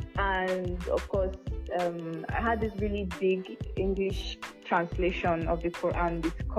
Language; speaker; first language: English; non-native, local second language; Yoruba